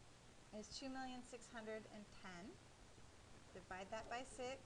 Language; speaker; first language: English; native; English